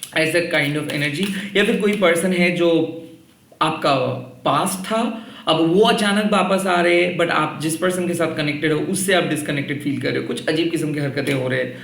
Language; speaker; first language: Hindi; non-native, local second language; Bangla